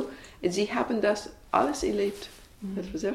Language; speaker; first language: German; non-native, learner; English